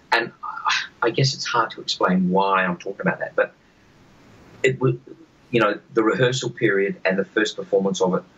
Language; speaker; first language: English; native; English